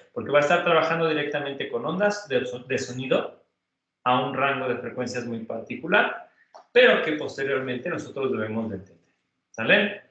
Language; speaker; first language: Spanish; native; Spanish